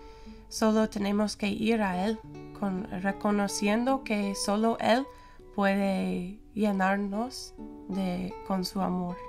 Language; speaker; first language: Spanish; non-native, fluent; English